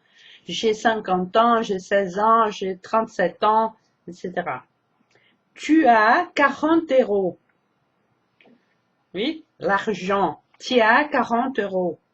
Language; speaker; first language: French; non-native, fluent; Portuguese